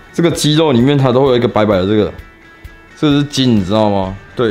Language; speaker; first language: Chinese; native; Chinese